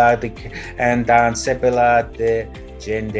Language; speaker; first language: Indonesian; non-native, learner; English